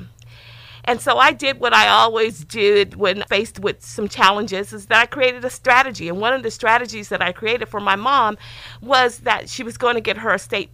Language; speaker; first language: English; native; English